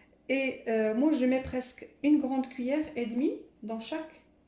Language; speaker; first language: French; non-native, local second language; Arabic